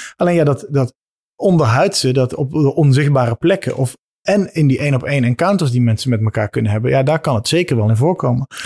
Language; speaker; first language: Dutch; native; Dutch